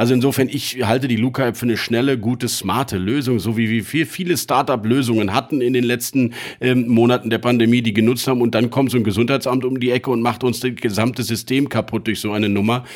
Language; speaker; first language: German; native; German